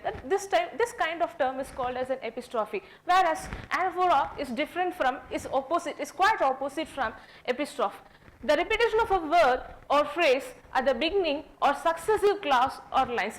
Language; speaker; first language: English; non-native, local second language; Tamil